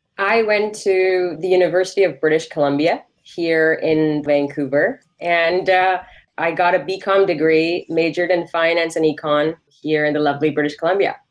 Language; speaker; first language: English; non-native, local second language; Hindi